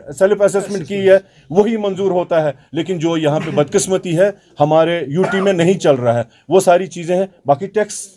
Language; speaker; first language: Hindi; non-native, local second language; Kashmiri